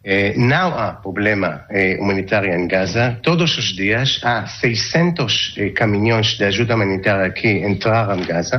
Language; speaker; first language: Portuguese; non-native, learner; Hebrew